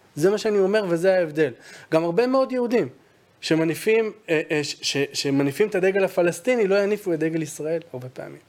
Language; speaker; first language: Hebrew; native; Hebrew